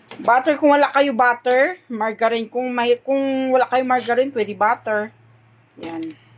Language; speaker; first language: Filipino; non-native, local second language; Hiligaynon